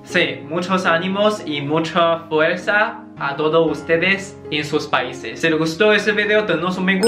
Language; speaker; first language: Spanish; non-native, learner; Chinese